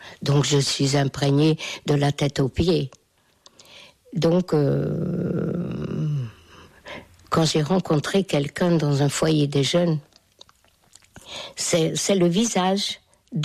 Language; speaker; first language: French; non-native, fluent; Hungarian